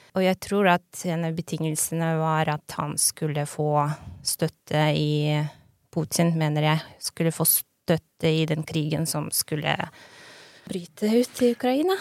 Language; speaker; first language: Norwegian; non-native, fluent; Belarusian